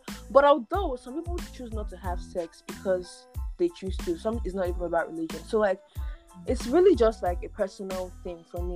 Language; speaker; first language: English; non-native, local second language; Yoruba